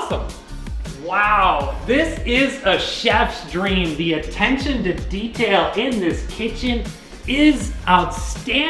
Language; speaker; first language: English; native; English